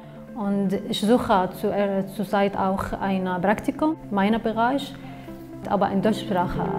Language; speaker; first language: German; non-native, learner; Arabic